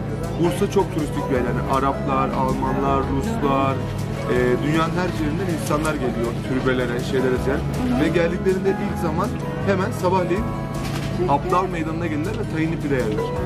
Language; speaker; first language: Turkish; native; Turkish